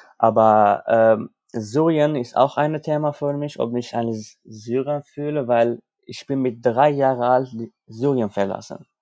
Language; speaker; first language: German; non-native, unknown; Armenian